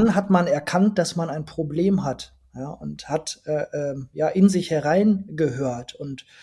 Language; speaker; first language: German; native; German